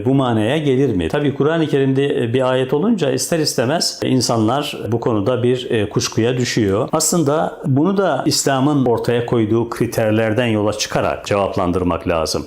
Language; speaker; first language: Turkish; native; Turkish